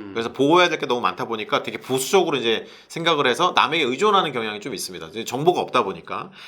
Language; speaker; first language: Korean; native; Korean